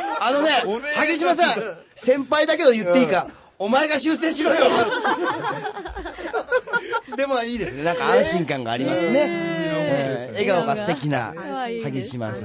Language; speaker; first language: Japanese; native; Japanese